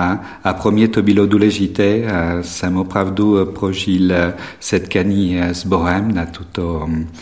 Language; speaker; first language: Czech; non-native, fluent; French